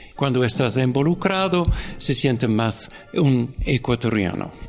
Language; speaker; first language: Spanish; non-native, learner; Dutch